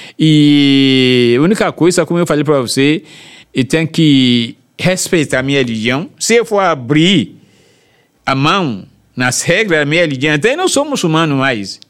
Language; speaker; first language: Portuguese; non-native, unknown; Yoruba